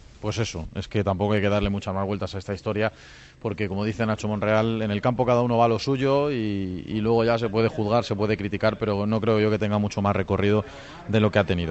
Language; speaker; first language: Spanish; native; Spanish